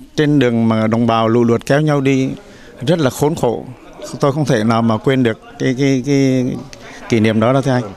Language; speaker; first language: Vietnamese; native; Vietnamese